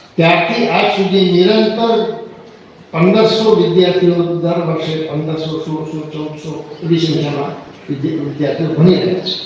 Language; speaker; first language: Gujarati; native; Gujarati